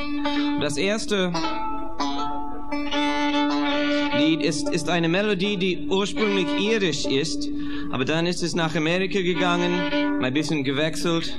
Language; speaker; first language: German; non-native, fluent; English